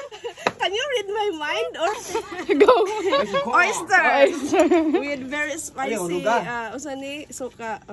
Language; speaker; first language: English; non-native, local second language; Cebuano